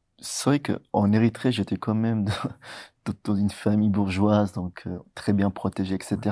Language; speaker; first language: French; early bilingual, other home language; Tigrinya